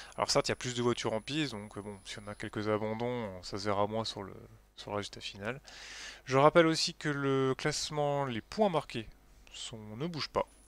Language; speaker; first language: French; native; French